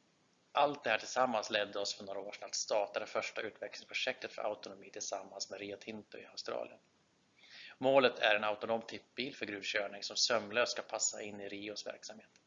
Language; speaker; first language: Swedish; native; Swedish